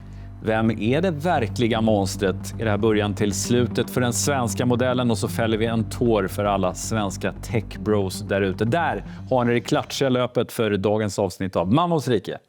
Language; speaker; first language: Swedish; native; Swedish